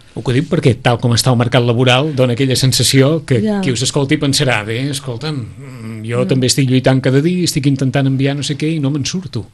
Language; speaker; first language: Catalan; native; Catalan